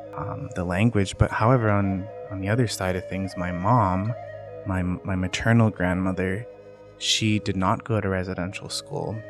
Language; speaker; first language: English; native; English